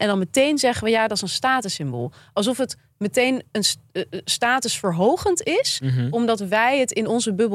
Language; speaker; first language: Dutch; native; Dutch